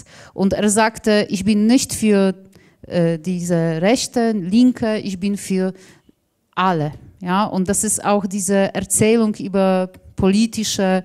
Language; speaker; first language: German; non-native, fluent; Polish